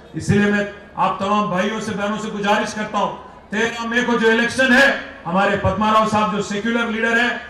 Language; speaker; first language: Hindi; non-native, local second language; Telugu